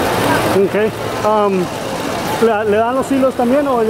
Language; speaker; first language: Spanish; early bilingual, heritage; Spanish